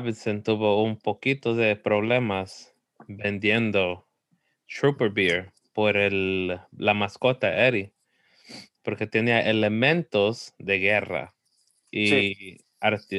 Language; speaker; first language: Spanish; early bilingual, heritage; Spanish